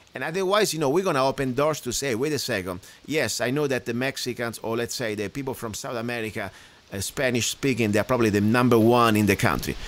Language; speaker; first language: English; non-native, fluent; Italian